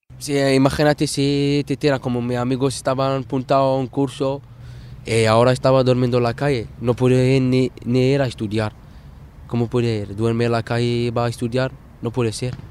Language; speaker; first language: Spanish; non-native, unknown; Arabic